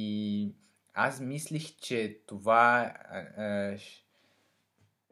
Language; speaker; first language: Bulgarian; non-native, learner; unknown